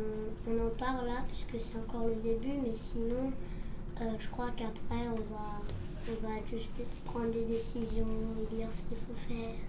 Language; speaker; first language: French; early bilingual, heritage; French